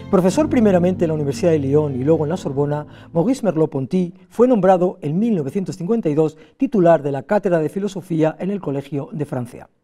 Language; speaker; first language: Spanish; native; Spanish